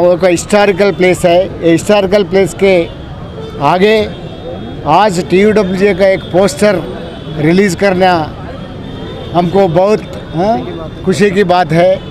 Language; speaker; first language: Hindi; non-native, local second language; Telugu